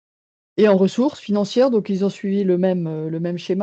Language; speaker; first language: French; native; French